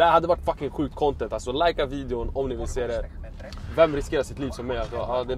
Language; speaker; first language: Swedish; native; Swedish